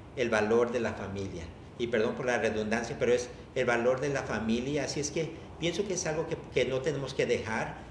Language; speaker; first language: Spanish; early bilingual, heritage; Spanish